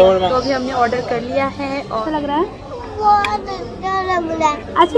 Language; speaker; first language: Hindi; native; Hindi